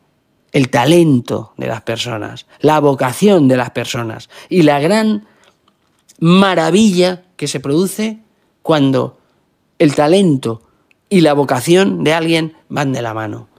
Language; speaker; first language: Spanish; native; Spanish